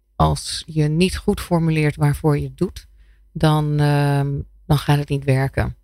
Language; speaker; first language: Dutch; non-native, fluent; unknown